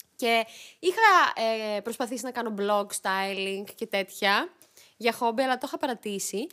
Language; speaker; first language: Greek; early bilingual, other home language; Armenian